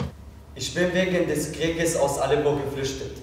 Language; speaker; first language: German; non-native, fluent; Arabic